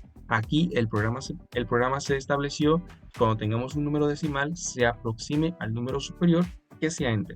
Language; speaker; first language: Spanish; native; Spanish